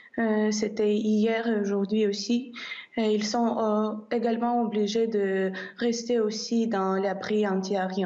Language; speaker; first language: French; non-native, fluent; Ukrainian